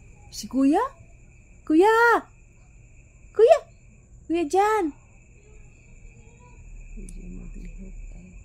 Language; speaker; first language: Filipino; non-native, local second language; Cebuano